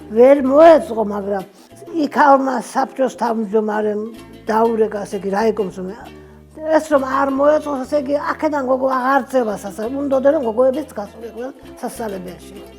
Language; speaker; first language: Georgian; native; Georgian